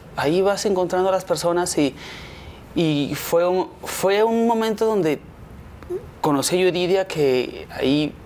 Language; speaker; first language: Spanish; native; Spanish